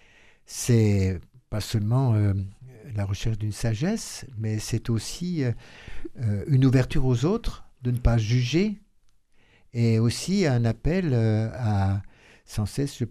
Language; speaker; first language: French; native; French